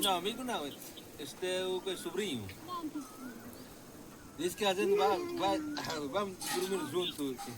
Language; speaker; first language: Portuguese; non-native, learner; Gujarati